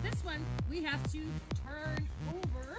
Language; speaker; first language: English; native; English